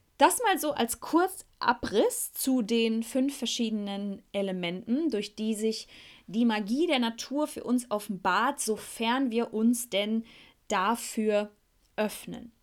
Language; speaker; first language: German; native; German